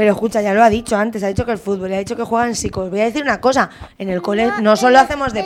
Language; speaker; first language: Spanish; native; Spanish